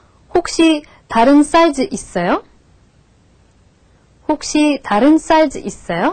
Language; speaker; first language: Korean; non-native, fluent; Russian